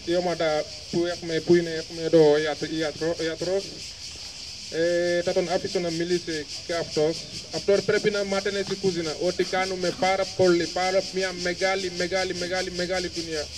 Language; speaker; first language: Greek; non-native, fluent; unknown